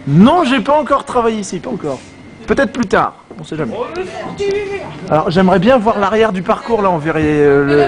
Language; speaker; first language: French; native; French